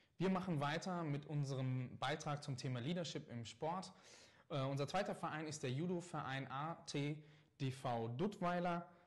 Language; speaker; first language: German; native; German